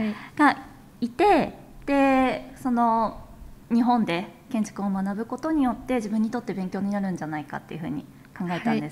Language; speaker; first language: Japanese; native; Japanese